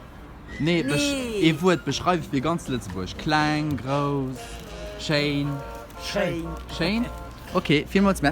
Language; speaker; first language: German; non-native, local second language; Luxembourgish